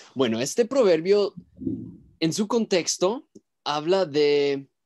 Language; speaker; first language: Spanish; native; Spanish